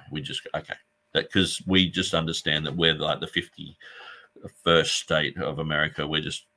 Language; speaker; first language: English; native; English